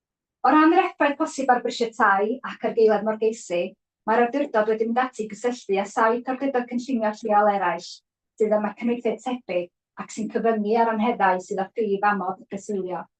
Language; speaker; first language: Welsh; native; Welsh